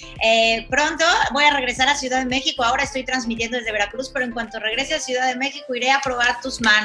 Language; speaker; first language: Spanish; native; Spanish